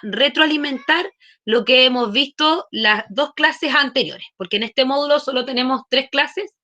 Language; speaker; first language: Spanish; native; Spanish